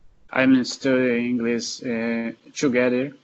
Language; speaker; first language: English; non-native, learner; Portuguese